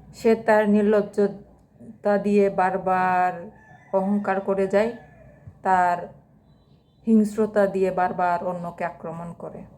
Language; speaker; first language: Bangla; non-native, local second language; Garo